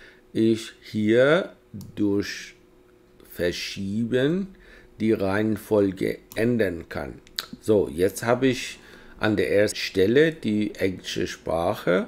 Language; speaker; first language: German; non-native, fluent; Persian